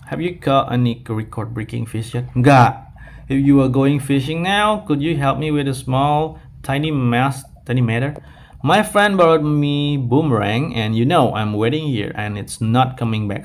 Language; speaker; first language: English; non-native, learner; Indonesian